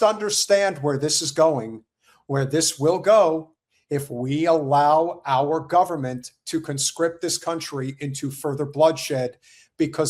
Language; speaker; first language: English; native; English